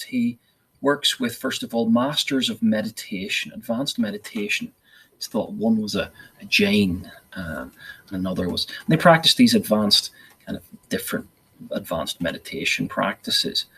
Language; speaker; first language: English; native; English